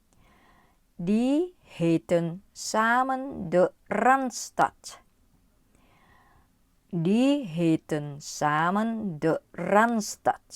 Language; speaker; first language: Dutch; non-native, learner; Thai